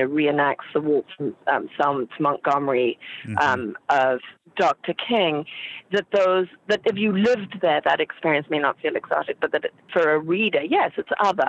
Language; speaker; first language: English; native; English